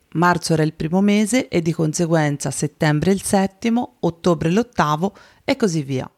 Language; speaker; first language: Italian; native; Italian